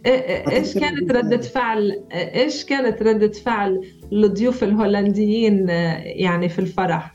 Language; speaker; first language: Arabic; native; Arabic